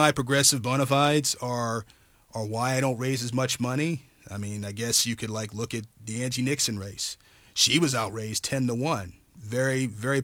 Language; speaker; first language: English; native; English